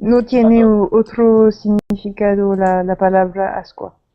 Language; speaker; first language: Spanish; non-native, learner; French